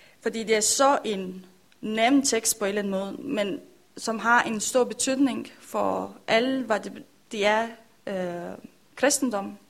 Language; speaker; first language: Danish; non-native, learner; Romanian